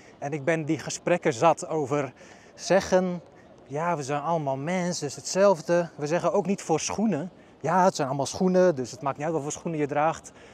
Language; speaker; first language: Dutch; early bilingual, other home language; Bosnian